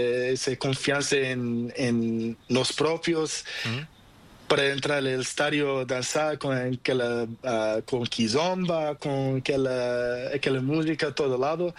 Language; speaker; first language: Spanish; non-native, learner; Portuguese